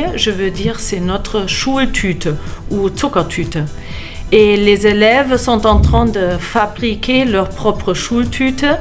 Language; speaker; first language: French; non-native, fluent; German